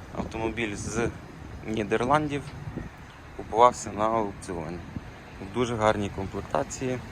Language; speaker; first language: Ukrainian; native; Ukrainian